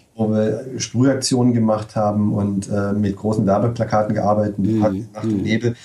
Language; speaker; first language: German; native; German